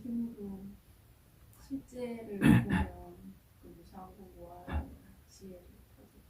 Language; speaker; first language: Korean; native; Korean